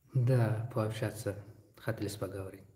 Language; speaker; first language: Russian; non-native, learner; Tajik